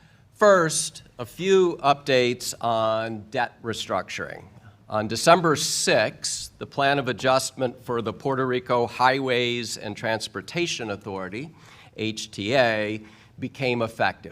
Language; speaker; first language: English; native; English